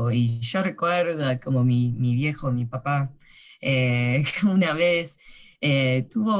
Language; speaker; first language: Spanish; early bilingual, heritage; Spanish